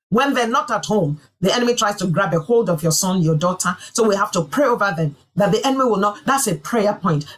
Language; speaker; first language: English; non-native, local second language; Yoruba